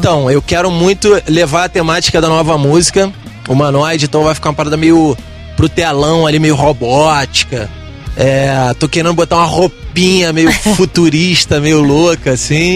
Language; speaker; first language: Portuguese; native; Portuguese